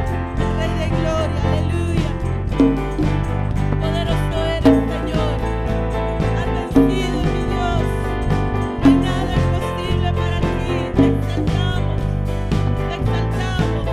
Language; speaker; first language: Spanish; native; Spanish